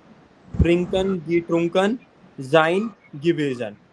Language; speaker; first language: German; non-native, fluent; Hindi